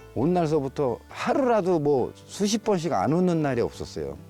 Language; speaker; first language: Korean; native; Korean